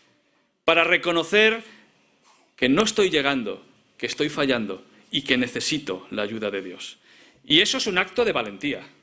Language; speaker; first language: Spanish; native; Spanish